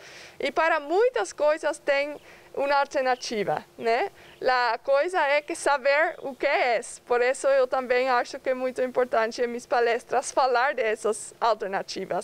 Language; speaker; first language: Portuguese; non-native, fluent; Dutch